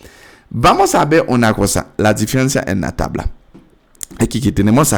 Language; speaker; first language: Spanish; non-native, fluent; French